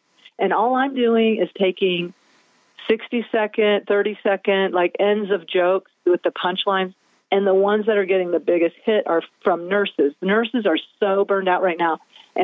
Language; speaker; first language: English; native; English